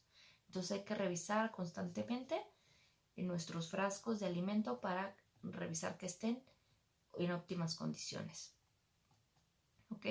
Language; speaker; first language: Spanish; native; Spanish